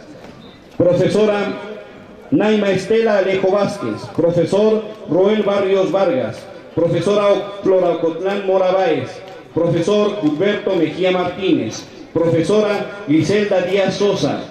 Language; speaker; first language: Spanish; native; Spanish